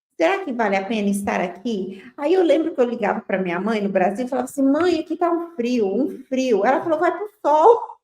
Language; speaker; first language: Portuguese; native; Portuguese